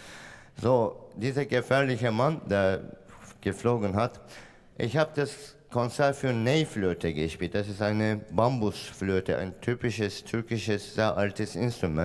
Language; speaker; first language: German; non-native, fluent; Turkish